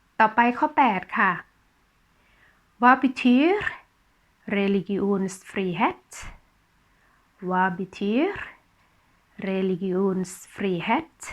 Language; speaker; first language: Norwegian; non-native, fluent; Thai